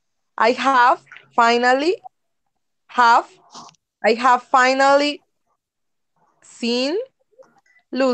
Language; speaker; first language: English; non-native, learner; Spanish